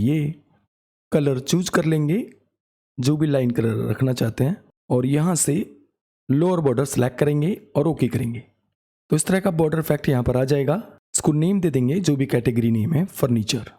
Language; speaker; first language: Hindi; native; Hindi